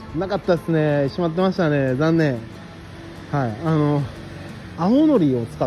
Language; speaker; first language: Japanese; native; Japanese